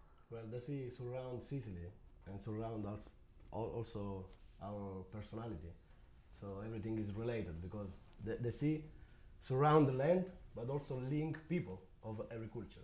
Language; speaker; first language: English; non-native, learner; Italian